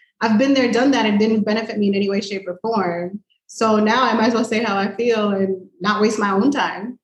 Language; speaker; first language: English; native; English